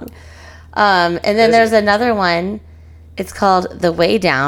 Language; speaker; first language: English; native; English